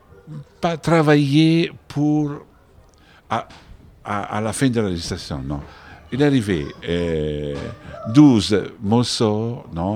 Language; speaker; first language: French; non-native, learner; Italian